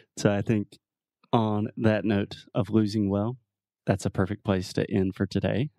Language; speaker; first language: English; native; English